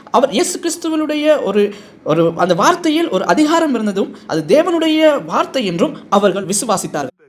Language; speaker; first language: Tamil; non-native, fluent; English